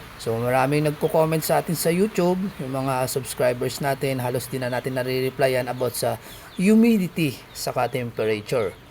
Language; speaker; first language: Filipino; non-native, local second language; Aklanon